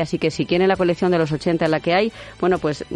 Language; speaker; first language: Spanish; native; Spanish